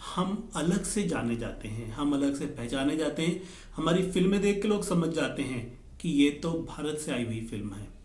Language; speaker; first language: Hindi; native; Hindi